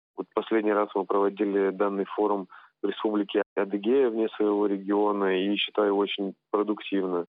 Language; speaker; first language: Russian; native; Russian